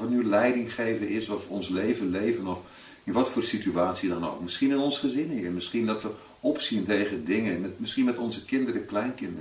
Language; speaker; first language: Dutch; native; Dutch